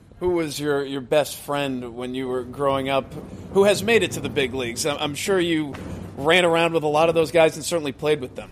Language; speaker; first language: English; native; English